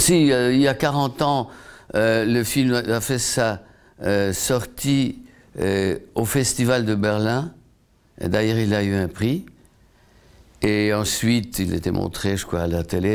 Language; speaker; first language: French; non-native, fluent; Polish